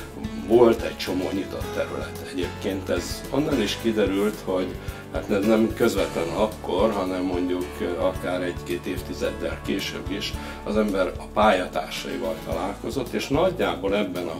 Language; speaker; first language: Hungarian; native; Hungarian